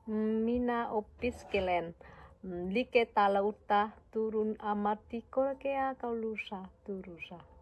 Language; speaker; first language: Finnish; non-native, learner; Vietnamese